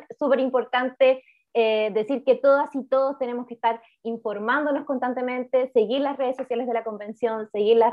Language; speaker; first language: Spanish; native; Spanish